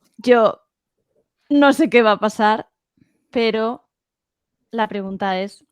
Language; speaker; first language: Spanish; native; Spanish